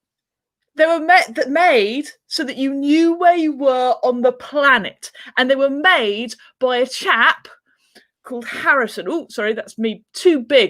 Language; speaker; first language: English; native; English